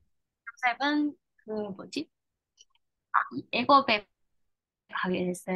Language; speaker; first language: Korean; non-native, learner; Chinese